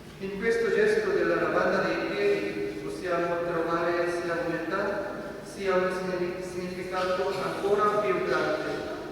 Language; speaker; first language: Italian; non-native, fluent; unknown